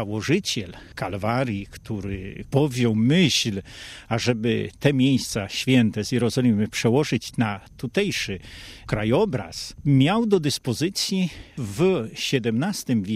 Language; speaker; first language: Polish; native; Polish